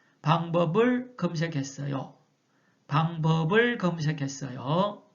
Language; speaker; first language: Korean; non-native, fluent; Chinese